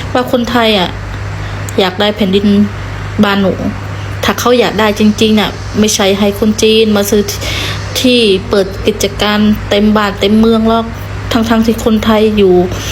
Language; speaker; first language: Thai; non-native, fluent; Khmer